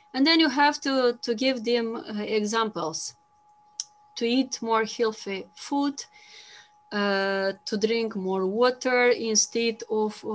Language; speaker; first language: English; non-native, fluent; Romanian